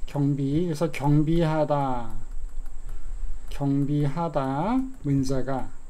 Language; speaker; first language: Korean; native; Korean